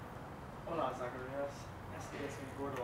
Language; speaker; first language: Spanish; non-native, learner; English